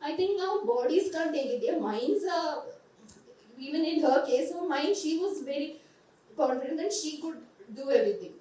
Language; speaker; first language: English; non-native, local second language; Malayalam